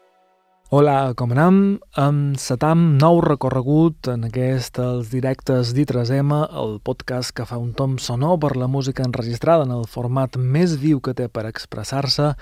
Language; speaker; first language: Catalan; native; Catalan